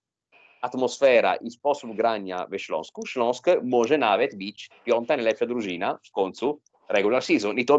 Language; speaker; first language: Polish; non-native, fluent; Italian